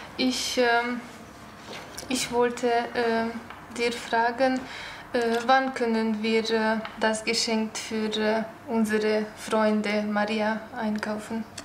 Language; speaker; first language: German; non-native, learner; Hungarian